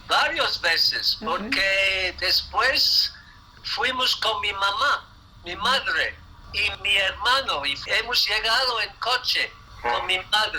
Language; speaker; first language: Spanish; non-native, fluent; English